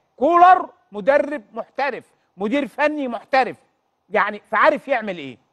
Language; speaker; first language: Arabic; native; Arabic